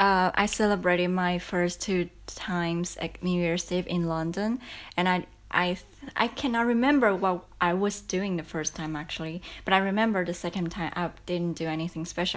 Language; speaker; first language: English; non-native, fluent; Chinese